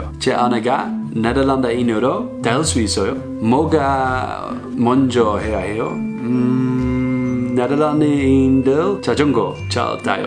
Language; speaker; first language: Korean; non-native, learner; Dutch